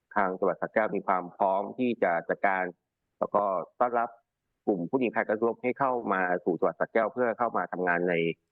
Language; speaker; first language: Thai; native; Thai